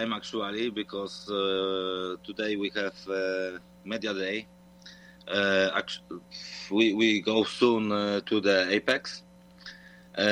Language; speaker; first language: English; non-native, fluent; Polish